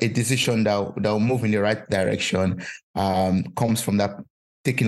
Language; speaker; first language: English; non-native, local second language; Yoruba